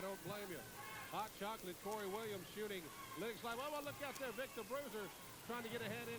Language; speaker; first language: English; native; English